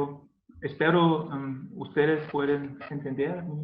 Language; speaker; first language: Spanish; non-native, learner; German